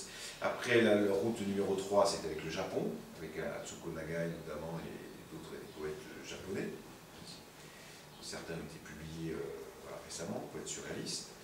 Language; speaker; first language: French; native; French